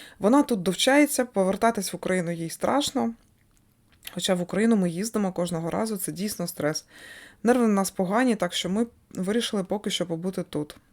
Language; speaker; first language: Ukrainian; non-native, local second language; Russian